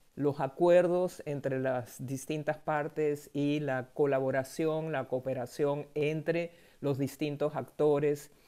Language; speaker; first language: Spanish; native; Spanish